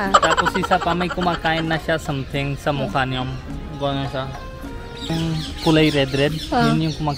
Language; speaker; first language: Filipino; non-native, learner; Hindi